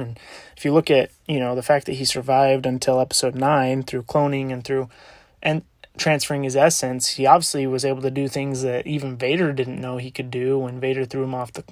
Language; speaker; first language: English; native; English